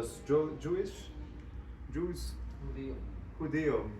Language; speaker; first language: Spanish; non-native, learner; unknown